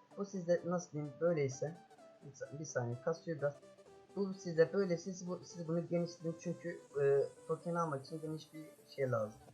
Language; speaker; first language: Turkish; native; Turkish